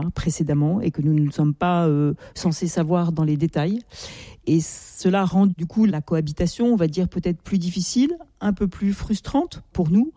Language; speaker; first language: French; native; French